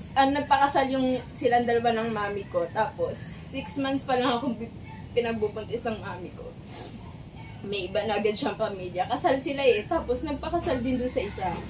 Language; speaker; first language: Filipino; native; Filipino